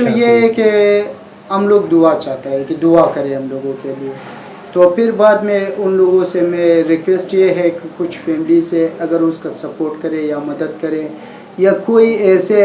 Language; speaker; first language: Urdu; non-native, learner; Persian